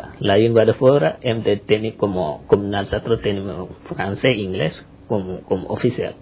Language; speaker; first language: Catalan; non-native, learner; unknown